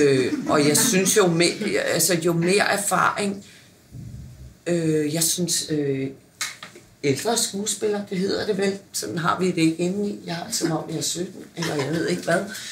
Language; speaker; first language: Danish; native; Danish